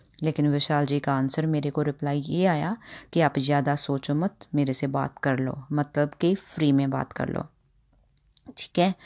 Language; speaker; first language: Hindi; non-native, local second language; Punjabi